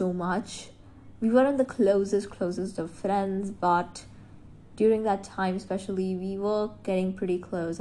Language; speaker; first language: English; non-native, local second language; Hindi